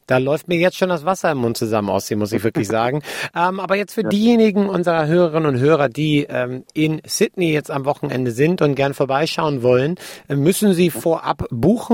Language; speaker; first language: German; native; German